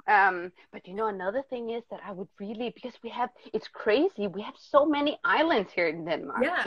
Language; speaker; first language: English; non-native, fluent; Danish